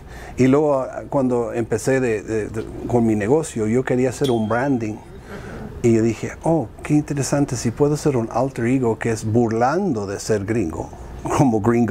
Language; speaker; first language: Spanish; early bilingual, heritage; Spanish